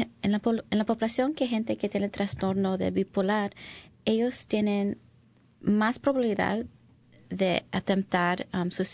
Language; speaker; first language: Spanish; early bilingual, heritage; English